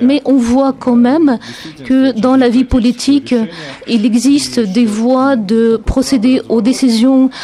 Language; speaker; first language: French; non-native, fluent; Russian